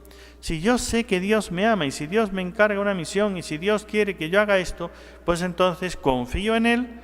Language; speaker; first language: Spanish; native; Spanish